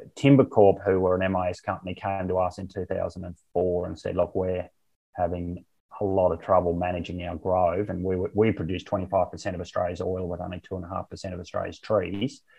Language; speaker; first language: English; native; English